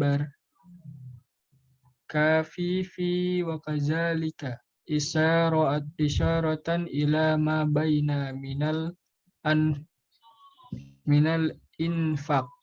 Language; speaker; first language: Arabic; non-native, learner; Indonesian